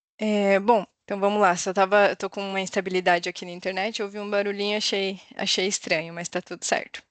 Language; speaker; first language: Portuguese; native; Portuguese